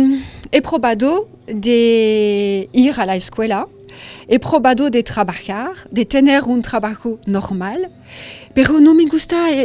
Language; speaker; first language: Spanish; non-native, learner; French